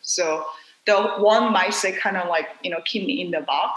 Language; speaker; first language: English; non-native, fluent; Korean